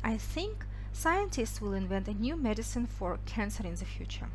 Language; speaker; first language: English; non-native, fluent; Kazakh